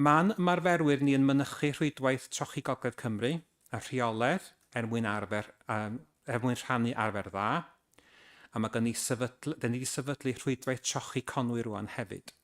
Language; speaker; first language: Welsh; native; Welsh